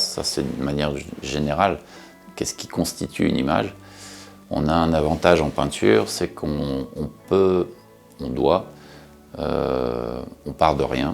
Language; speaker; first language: French; native; French